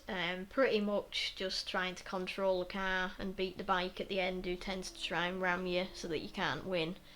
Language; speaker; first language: English; native; English